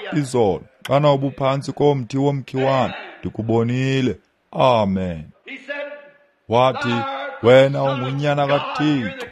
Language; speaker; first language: Xhosa; native; Xhosa